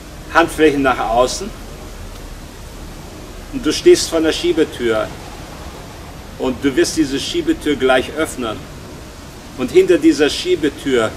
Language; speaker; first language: German; native; German